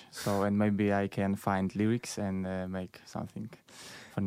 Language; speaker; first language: English; non-native, learner; Belarusian